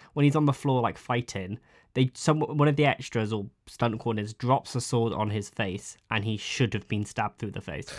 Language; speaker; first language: English; native; English